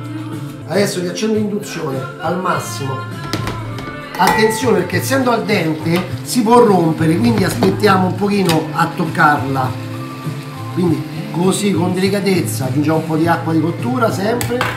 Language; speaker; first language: Italian; native; Italian